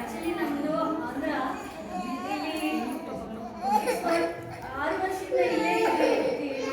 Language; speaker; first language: Kannada; non-native, learner; Telugu